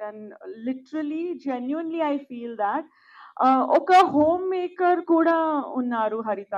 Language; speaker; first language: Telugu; non-native, local second language; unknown